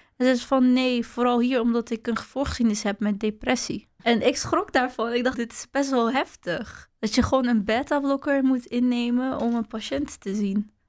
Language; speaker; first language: Dutch; early bilingual, other home language; Arabic